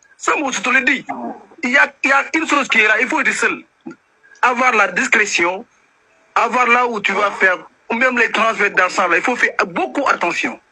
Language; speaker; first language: French; non-native, local second language; Wolof